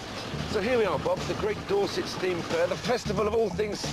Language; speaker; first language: English; native; English